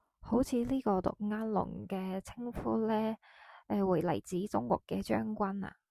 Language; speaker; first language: Cantonese; non-native, fluent; Japanese